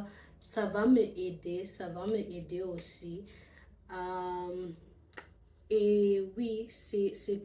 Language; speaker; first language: French; non-native, learner; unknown